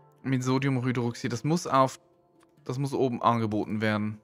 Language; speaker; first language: German; native; German